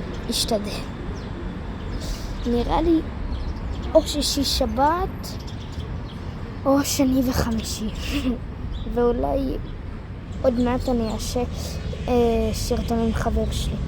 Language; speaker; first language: Hebrew; early bilingual, other home language; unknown